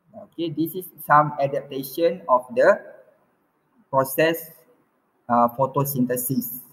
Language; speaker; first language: English; non-native, local second language; Malay